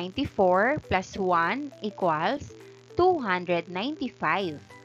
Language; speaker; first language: English; non-native, local second language; Filipino